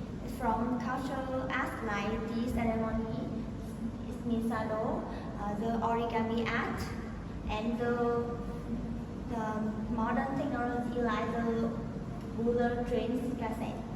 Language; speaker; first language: English; non-native, learner; Vietnamese